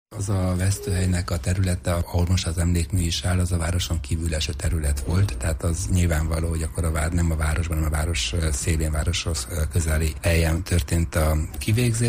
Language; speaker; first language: Hungarian; native; Hungarian